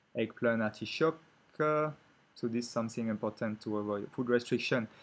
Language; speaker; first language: English; non-native, fluent; French